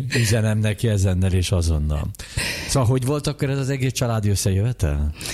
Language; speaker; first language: Hungarian; native; Hungarian